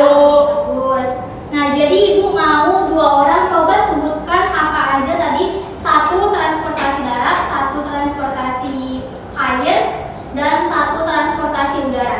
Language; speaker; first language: Indonesian; native; Indonesian